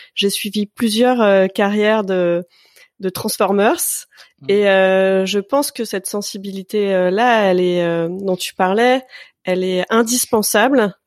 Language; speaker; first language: French; native; French